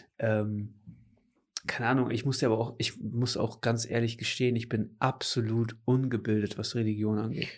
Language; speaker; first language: German; early bilingual, other home language; Portuguese